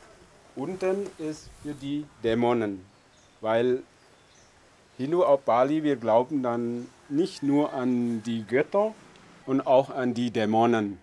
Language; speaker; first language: German; non-native, fluent; Balinese